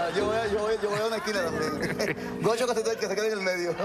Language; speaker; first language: Spanish; native; Spanish